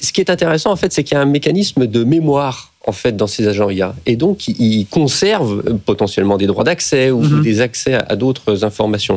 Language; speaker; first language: French; native; French